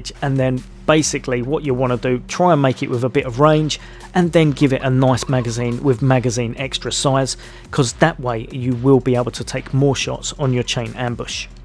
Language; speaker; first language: English; native; English